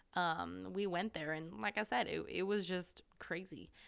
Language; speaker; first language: English; non-native, fluent; German